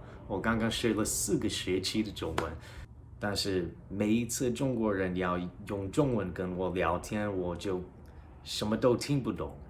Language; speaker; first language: Chinese; non-native, fluent; English